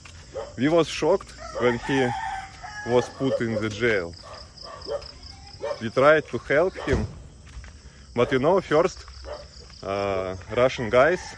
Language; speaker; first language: English; non-native, learner; Russian